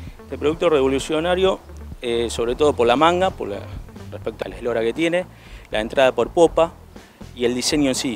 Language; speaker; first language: Spanish; native; Spanish